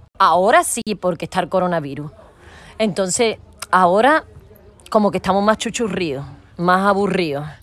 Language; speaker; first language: Spanish; native; Spanish